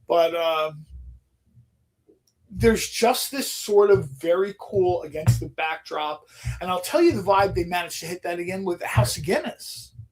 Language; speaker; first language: English; native; English